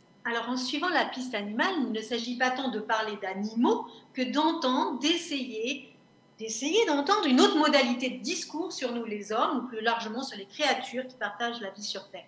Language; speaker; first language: French; native; French